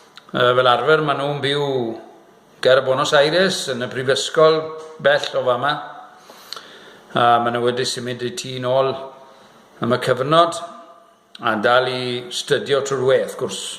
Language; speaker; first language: Welsh; early bilingual, heritage; Welsh